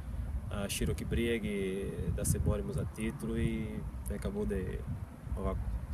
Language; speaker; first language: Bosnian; non-native, fluent; Portuguese